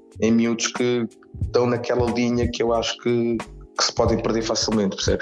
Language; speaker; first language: Portuguese; native; Portuguese